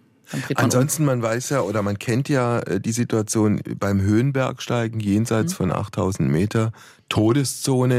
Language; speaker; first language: German; native; German